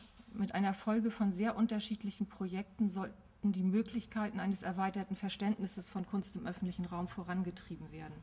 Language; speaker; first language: German; native; German